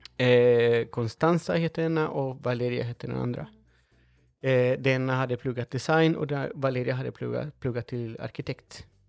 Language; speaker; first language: Swedish; non-native, fluent; Spanish